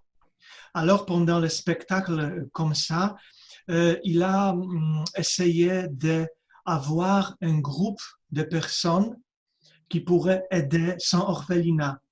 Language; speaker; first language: French; non-native, fluent; Polish